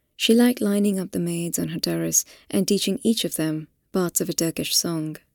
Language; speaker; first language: English; non-native, local second language; Hindi